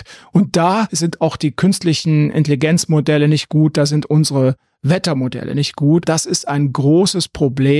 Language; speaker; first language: German; native; German